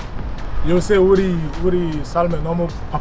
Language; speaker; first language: Korean; non-native, learner; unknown